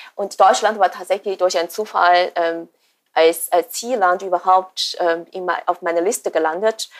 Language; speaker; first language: German; non-native, fluent; Chinese